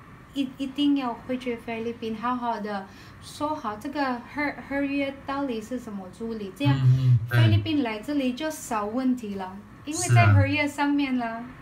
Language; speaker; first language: Chinese; non-native, learner; Filipino